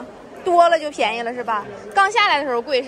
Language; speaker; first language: Chinese; native; Chinese